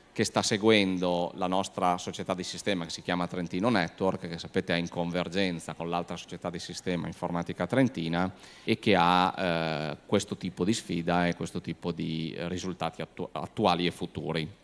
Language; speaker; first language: Italian; native; Italian